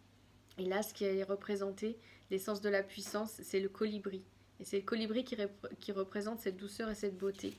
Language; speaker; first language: French; native; French